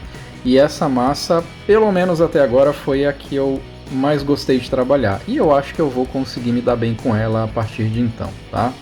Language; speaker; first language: Portuguese; native; Portuguese